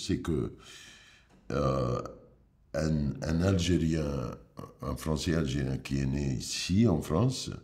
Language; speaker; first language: French; non-native, fluent; Arabic